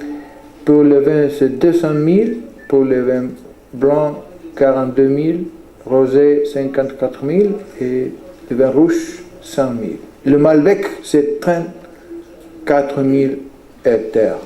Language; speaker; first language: French; non-native, fluent; Spanish